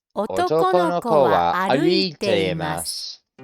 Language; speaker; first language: Japanese; non-native, learner; English